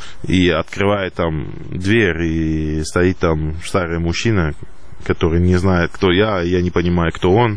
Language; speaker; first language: Russian; non-native, fluent; Dutch